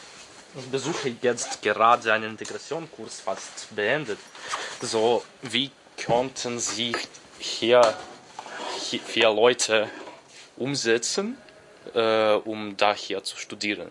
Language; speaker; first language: German; non-native, learner; Ukrainian